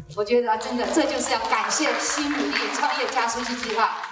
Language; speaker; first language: Chinese; native; Chinese